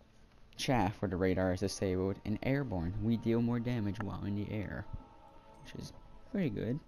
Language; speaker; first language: English; native; English